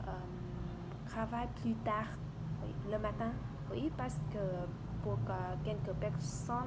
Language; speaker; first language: French; non-native, learner; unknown